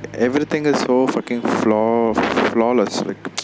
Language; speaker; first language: English; non-native, local second language; Tamil